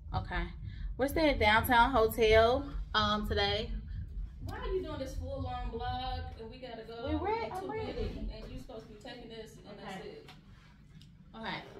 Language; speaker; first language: English; native; English